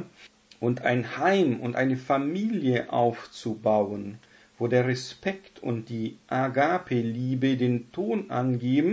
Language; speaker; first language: German; non-native, fluent; Portuguese